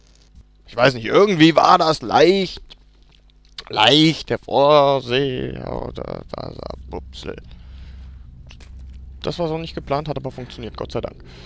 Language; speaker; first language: German; native; German